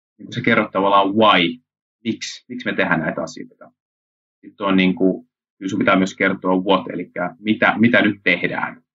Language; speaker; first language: Finnish; early bilingual, heritage; Finnish